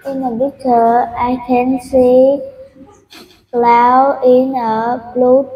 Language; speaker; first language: English; non-native, learner; Vietnamese